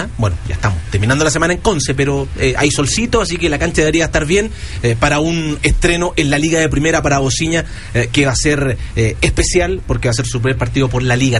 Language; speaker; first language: Spanish; native; Spanish